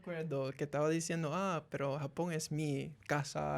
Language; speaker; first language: Spanish; early bilingual, heritage; English